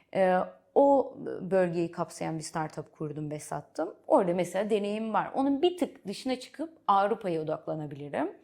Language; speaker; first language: Turkish; early bilingual, heritage; Turkish